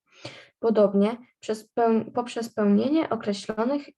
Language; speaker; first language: Polish; native; Polish